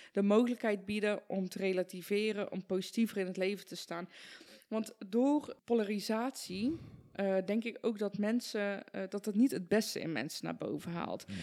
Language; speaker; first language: Dutch; early bilingual, other home language; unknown